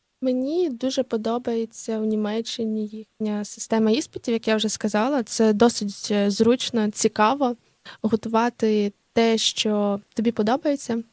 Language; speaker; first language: Ukrainian; native; Ukrainian